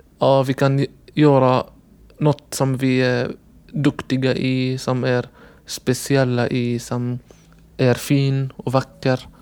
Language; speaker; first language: Swedish; non-native, learner; Arabic